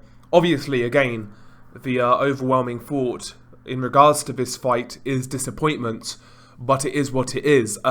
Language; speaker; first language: English; native; English